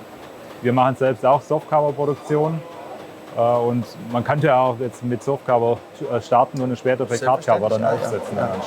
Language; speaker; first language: German; native; German